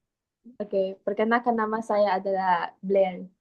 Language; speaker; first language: Indonesian; non-native, learner; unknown